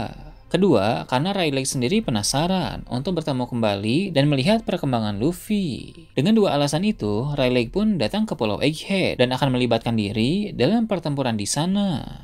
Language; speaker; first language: Indonesian; native; Indonesian